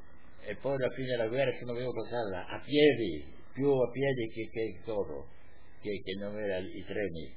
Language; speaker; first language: Italian; non-native, local second language; Friulian